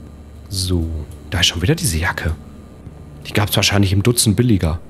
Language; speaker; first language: German; native; German